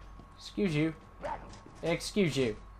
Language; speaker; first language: English; native; English